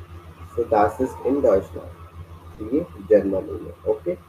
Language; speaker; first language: German; non-native, fluent; Hindi